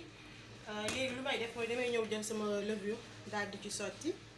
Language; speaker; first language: French; non-native, local second language; Wolof